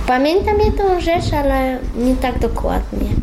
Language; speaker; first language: Polish; early bilingual, heritage; Polish